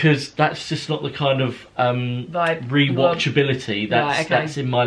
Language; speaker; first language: English; native; English